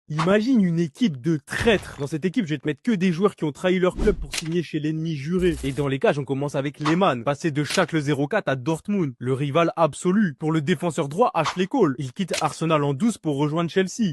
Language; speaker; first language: French; native; French